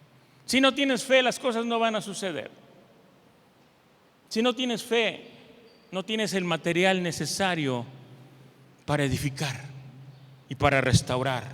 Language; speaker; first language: Spanish; native; Spanish